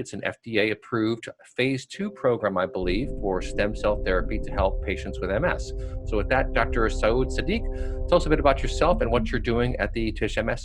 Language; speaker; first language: English; native; English